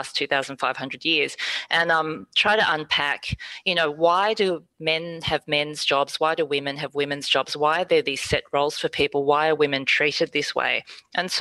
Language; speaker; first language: English; early bilingual, other home language; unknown